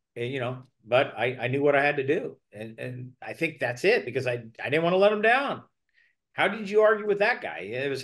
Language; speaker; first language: English; native; English